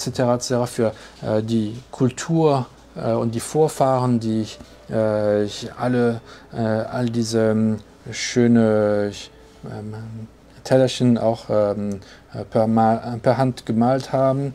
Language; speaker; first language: German; non-native, fluent; French